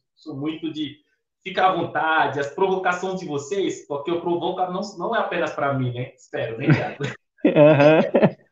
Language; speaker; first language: Portuguese; non-native, fluent; Fon